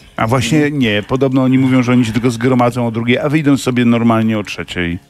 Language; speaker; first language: Polish; native; Polish